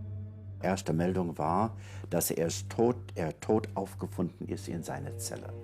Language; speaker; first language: German; non-native, fluent; English